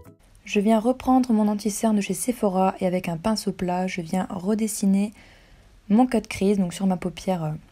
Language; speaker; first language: French; native; French